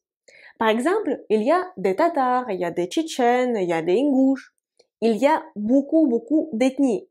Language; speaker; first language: French; non-native, fluent; Russian